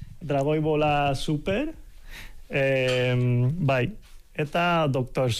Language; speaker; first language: Basque; non-native, fluent; Cantonese